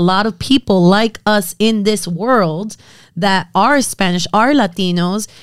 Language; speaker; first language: English; early bilingual, other home language; Spanish